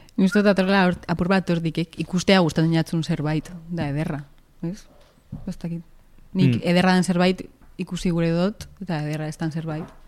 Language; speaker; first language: Basque; native; Basque